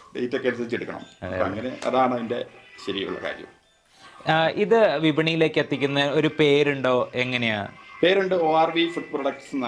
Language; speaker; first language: Malayalam; native; Malayalam